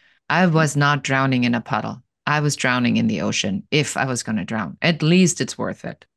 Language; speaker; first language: English; non-native, fluent; German